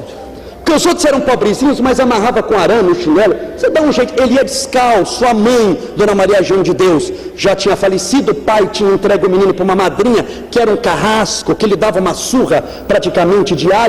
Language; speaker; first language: Portuguese; native; Portuguese